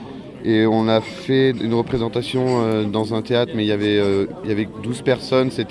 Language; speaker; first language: French; native; French